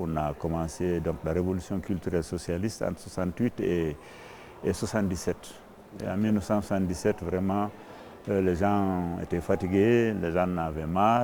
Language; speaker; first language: French; non-native, local second language; Fula